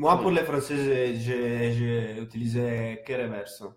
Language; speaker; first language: French; non-native, fluent; Italian